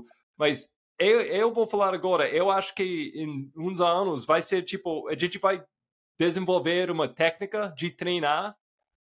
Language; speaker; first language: Portuguese; non-native, fluent; English